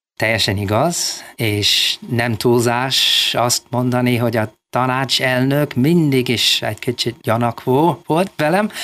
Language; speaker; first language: Hungarian; non-native, fluent; English